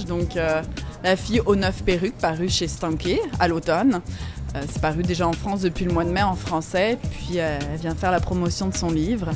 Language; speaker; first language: French; native; French